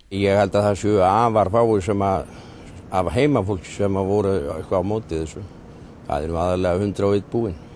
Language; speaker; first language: Icelandic; native; Icelandic